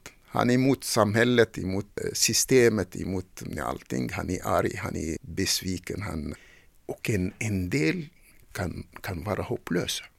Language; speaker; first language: Swedish; non-native, fluent; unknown